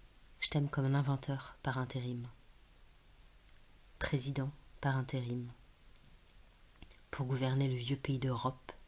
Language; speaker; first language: French; native; French